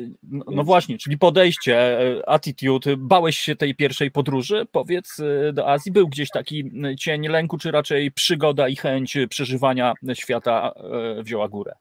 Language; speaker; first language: Polish; native; Polish